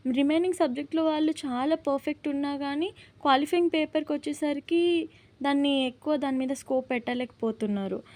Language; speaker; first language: Telugu; non-native, local second language; Lambadi